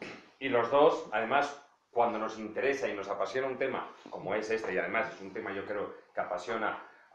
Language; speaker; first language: Spanish; native; Spanish